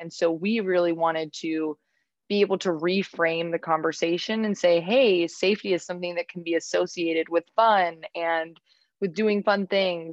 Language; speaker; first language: English; native; English